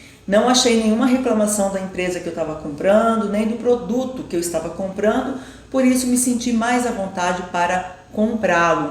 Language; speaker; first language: Portuguese; native; Portuguese